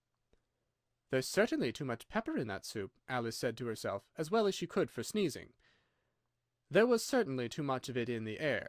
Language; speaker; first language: English; native; English